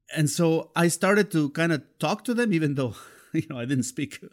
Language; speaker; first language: English; non-native, fluent; Spanish